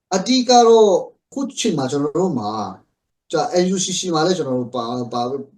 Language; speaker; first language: Burmese; non-native, local second language; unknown